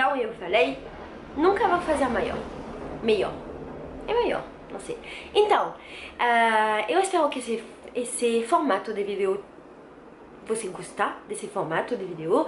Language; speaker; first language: Portuguese; non-native, learner; French